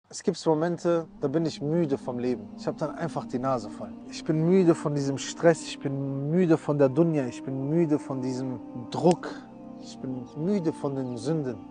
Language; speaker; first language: German; early bilingual, other home language; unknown